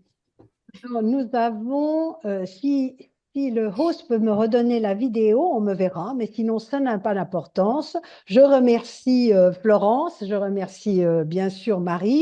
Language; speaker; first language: French; native; French